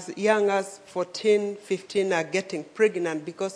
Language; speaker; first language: English; non-native, local second language; Acoli